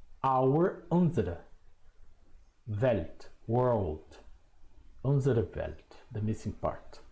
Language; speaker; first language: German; non-native, fluent; Portuguese